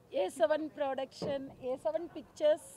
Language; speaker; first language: Telugu; non-native, learner; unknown